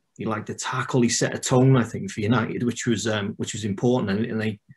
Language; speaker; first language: English; native; English